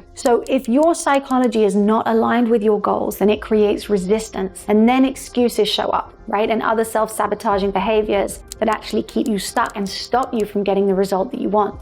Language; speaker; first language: English; native; English